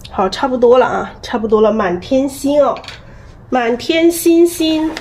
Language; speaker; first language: Chinese; native; Chinese